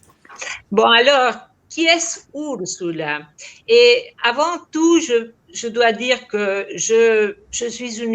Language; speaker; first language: French; non-native, fluent; Spanish